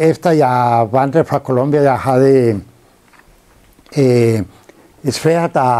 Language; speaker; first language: Danish; non-native, fluent; Spanish